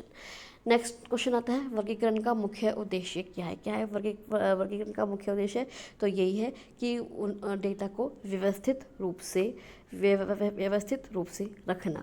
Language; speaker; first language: Hindi; native; Hindi